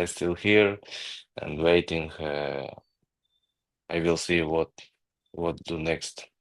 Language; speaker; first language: English; non-native, learner; Ukrainian